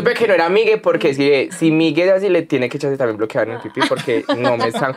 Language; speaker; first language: Spanish; native; Spanish